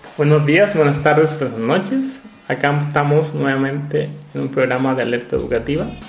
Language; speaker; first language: Spanish; native; Spanish